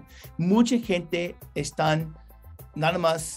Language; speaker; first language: Spanish; non-native, learner; English